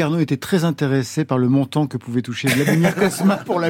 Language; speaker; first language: French; native; French